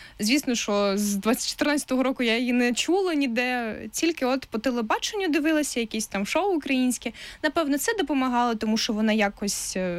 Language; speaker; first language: Ukrainian; non-native, local second language; Russian